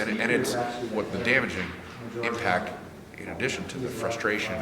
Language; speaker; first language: English; native; English